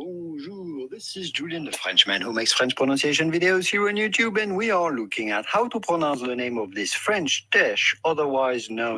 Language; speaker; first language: English; non-native, fluent; French